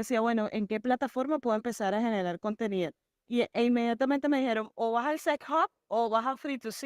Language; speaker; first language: Spanish; native; Spanish